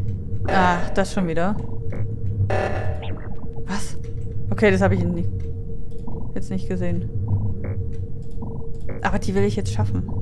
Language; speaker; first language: German; native; German